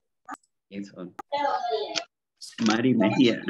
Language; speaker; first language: English; non-native, learner; Spanish